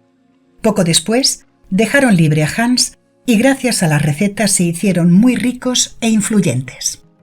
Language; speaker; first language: Spanish; native; Spanish